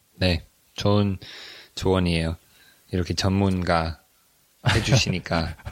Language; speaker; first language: Korean; non-native, learner; English